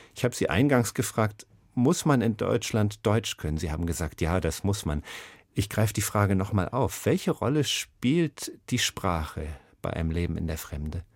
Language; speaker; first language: German; native; German